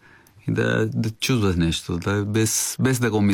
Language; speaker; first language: Bulgarian; non-native, learner; Spanish